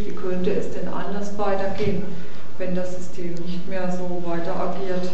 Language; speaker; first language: German; native; German